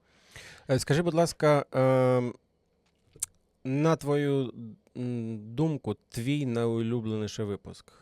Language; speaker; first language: Ukrainian; native; Ukrainian